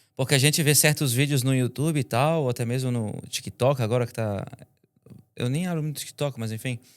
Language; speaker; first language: Portuguese; native; Portuguese